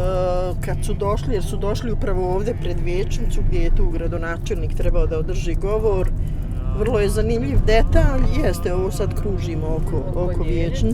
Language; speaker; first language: Bosnian; native; Bosnian